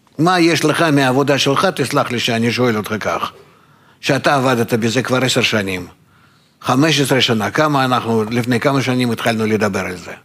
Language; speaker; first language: Hebrew; non-native, fluent; Russian